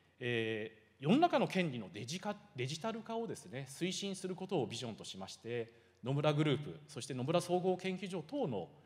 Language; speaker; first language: Japanese; native; Japanese